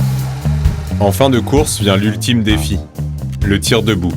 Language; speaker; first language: French; native; French